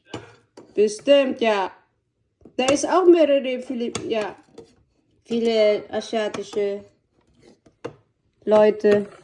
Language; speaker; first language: German; non-native, learner; Filipino